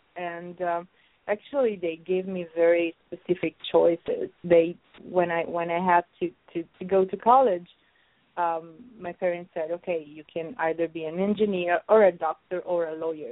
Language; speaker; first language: English; non-native, fluent; Italian